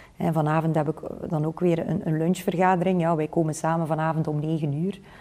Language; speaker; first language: Dutch; native; Dutch